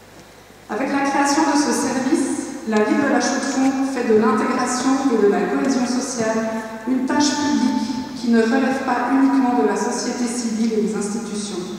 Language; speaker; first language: French; native; French